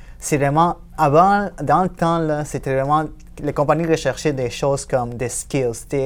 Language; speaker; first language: French; native; French